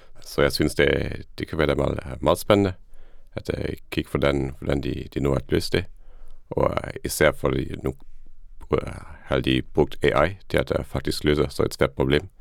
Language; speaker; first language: Danish; non-native, fluent; Luxembourgish